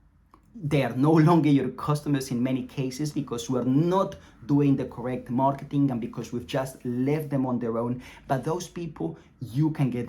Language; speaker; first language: English; non-native, fluent; Spanish